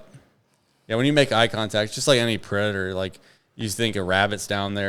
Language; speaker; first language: English; native; English